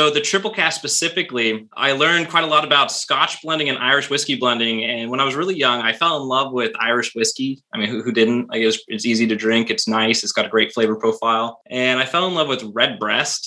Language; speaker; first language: English; native; English